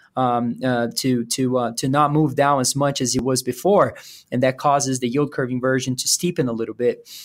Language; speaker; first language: English; non-native, fluent; Portuguese